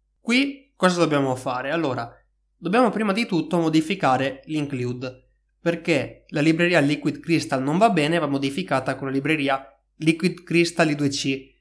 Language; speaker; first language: Italian; native; Italian